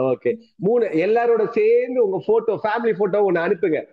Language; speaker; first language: Tamil; native; Tamil